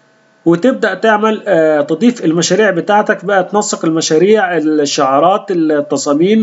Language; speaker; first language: Arabic; native; Arabic